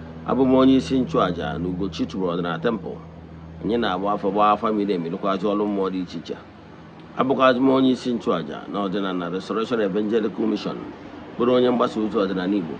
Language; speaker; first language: Igbo; native; Igbo